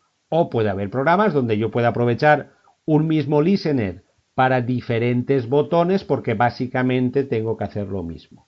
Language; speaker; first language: Spanish; native; Spanish